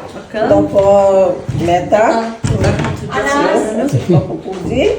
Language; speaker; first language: Italian; non-native, learner; Bangla